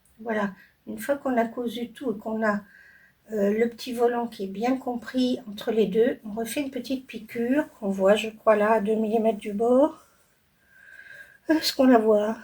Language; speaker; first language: French; native; French